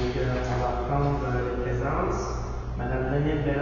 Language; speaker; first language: French; native; French